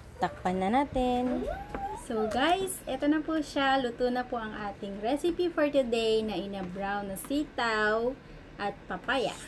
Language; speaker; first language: Filipino; native; Filipino